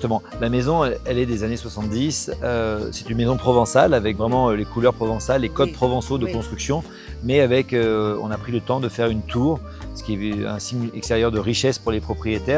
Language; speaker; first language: French; native; French